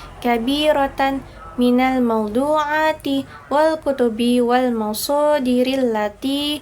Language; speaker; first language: Arabic; non-native, learner; Indonesian